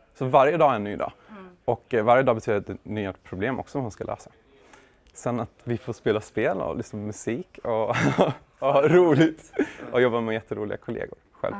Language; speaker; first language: Swedish; native; Swedish